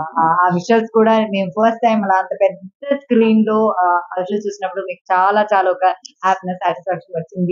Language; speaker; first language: Telugu; non-native, local second language; Malayalam